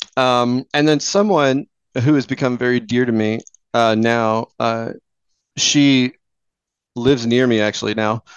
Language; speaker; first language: English; native; English